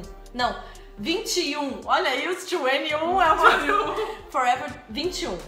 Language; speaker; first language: Portuguese; native; Portuguese